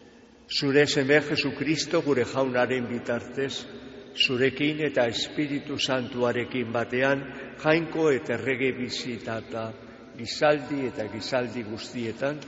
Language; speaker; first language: Basque; native; Basque